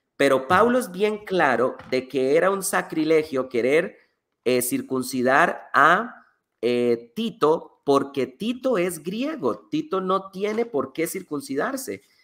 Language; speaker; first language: Spanish; native; Spanish